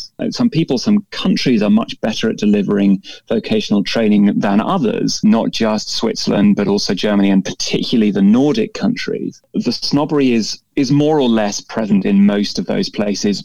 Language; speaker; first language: English; native; English